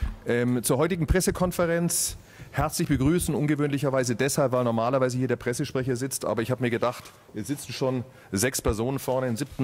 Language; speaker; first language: German; native; German